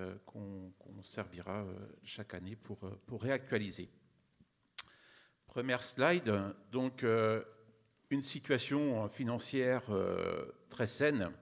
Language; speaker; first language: French; native; French